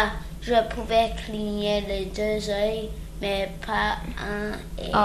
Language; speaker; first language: French; early bilingual, other home language; English